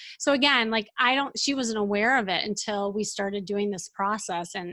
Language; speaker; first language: English; native; English